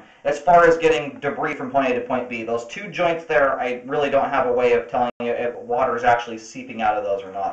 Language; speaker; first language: English; native; English